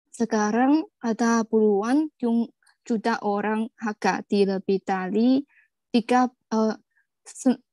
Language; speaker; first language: Indonesian; non-native, fluent; Chinese